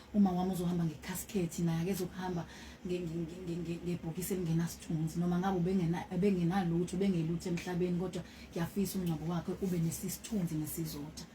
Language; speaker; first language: Zulu; native; Zulu